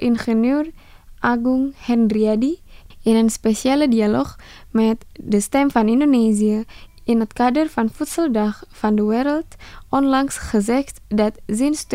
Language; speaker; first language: Dutch; non-native, fluent; Indonesian